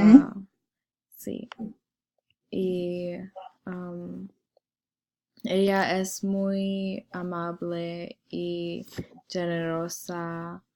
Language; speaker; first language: Spanish; non-native, learner; English